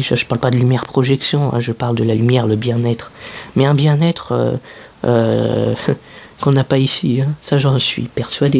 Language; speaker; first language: French; native; French